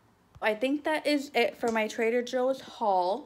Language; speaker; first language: English; native; English